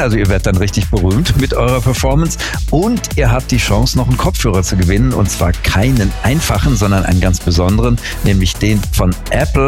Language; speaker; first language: German; native; German